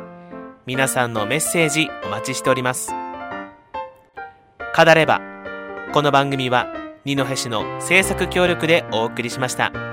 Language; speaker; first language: Japanese; native; Japanese